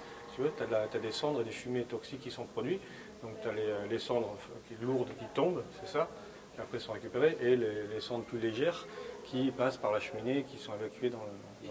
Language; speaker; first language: French; native; French